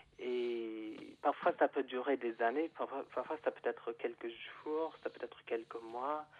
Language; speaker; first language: French; non-native, fluent; English